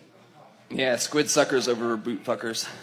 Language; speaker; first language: English; native; English